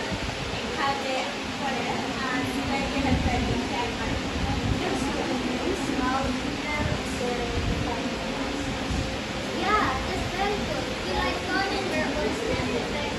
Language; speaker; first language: German; non-native, learner; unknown